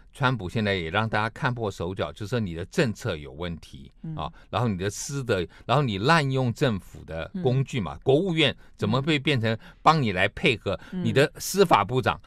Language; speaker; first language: Chinese; native; Chinese